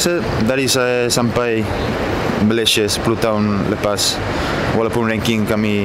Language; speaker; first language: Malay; non-native, fluent; English